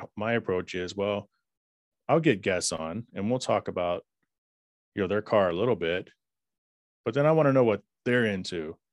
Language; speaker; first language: English; native; English